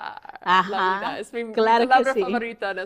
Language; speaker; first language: Spanish; non-native, fluent; English